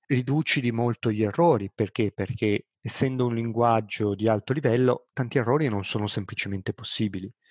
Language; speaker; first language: Italian; native; Italian